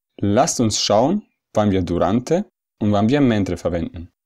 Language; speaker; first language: German; early bilingual, other home language; Italian